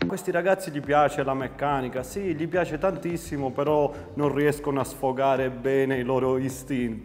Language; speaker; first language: Italian; native; Italian